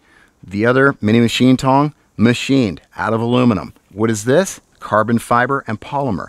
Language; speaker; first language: English; native; English